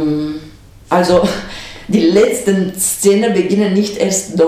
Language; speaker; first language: German; non-native, fluent; Romanian